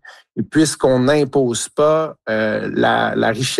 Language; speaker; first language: French; native; French